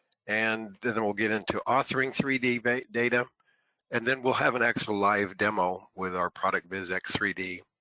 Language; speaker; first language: English; native; English